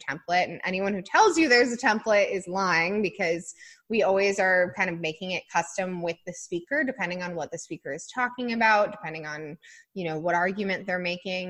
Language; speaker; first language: English; native; English